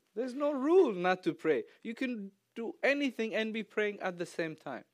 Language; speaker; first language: English; non-native, fluent; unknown